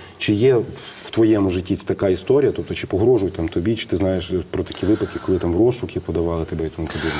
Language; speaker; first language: Ukrainian; native; Ukrainian